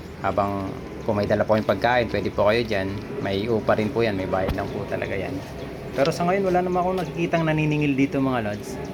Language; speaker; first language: Filipino; non-native, local second language; Bikol